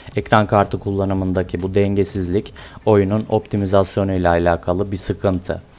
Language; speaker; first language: Turkish; native; Turkish